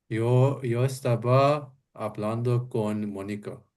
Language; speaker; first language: Spanish; non-native, learner; English